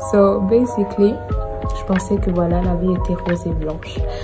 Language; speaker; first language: French; non-native, local second language; Rundi